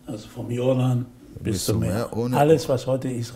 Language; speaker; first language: German; native; German